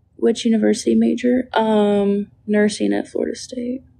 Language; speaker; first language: English; native; English